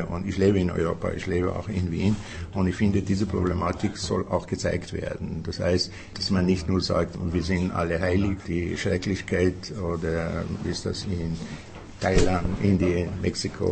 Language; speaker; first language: German; non-native, fluent; Persian